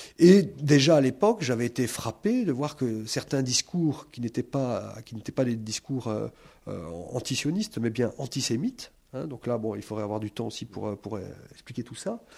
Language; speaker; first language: French; native; French